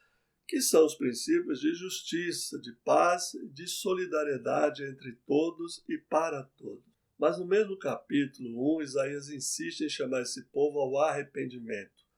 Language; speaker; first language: Portuguese; native; Portuguese